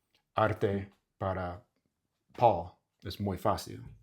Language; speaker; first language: Spanish; non-native, learner; English